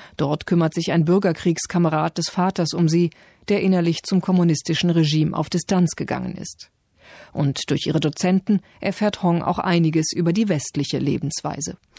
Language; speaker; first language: German; native; German